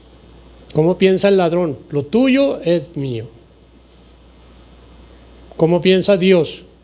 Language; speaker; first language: Spanish; native; Spanish